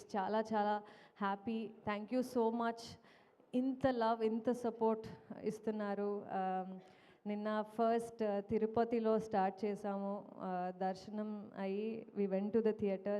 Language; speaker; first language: Telugu; non-native, fluent; Kannada